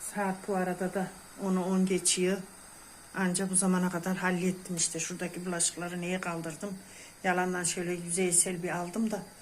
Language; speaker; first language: Turkish; native; Turkish